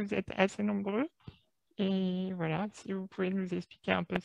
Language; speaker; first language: French; native; French